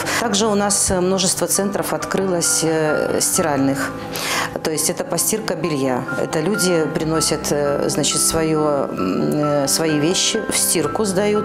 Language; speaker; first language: Russian; native; Russian